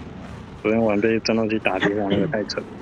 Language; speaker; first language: Chinese; native; Chinese